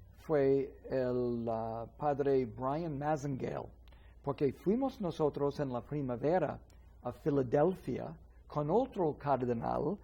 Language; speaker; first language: Spanish; non-native, fluent; English